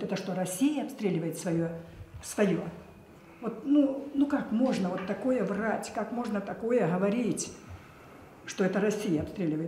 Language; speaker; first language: Russian; native; Russian